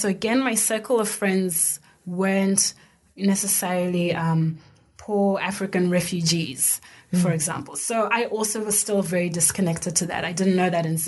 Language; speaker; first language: English; non-native, local second language; Shona